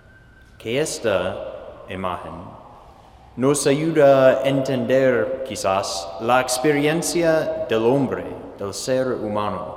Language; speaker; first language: Spanish; non-native, fluent; English